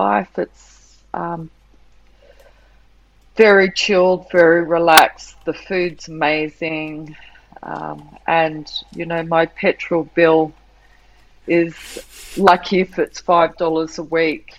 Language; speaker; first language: English; native; English